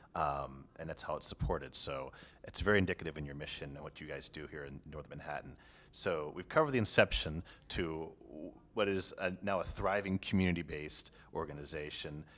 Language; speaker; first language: English; native; English